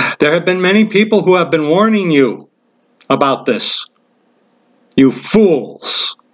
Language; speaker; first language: English; native; English